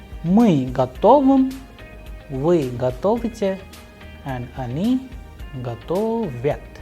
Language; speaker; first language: Russian; non-native, fluent; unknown